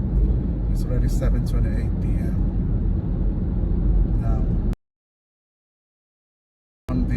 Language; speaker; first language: English; non-native, local second language; Filipino